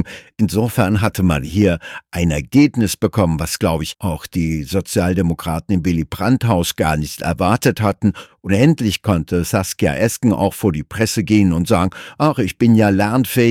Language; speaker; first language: German; native; German